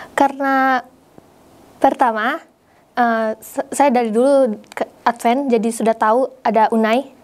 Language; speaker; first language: Indonesian; native; Indonesian